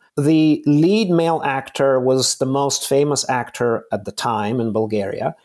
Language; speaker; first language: English; non-native, fluent; Bulgarian